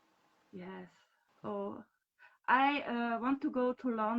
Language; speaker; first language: English; non-native, learner; German